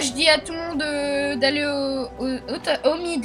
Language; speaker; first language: French; native; French